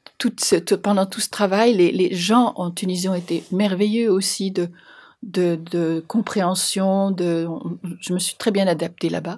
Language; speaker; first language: French; native; French